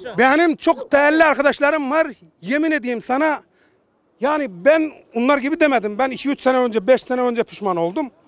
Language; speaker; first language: Turkish; native; Turkish